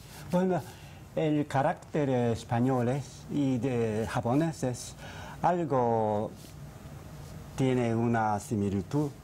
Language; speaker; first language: Spanish; non-native, fluent; Japanese